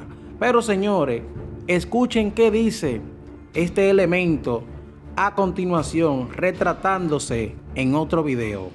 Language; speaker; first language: Spanish; native; Spanish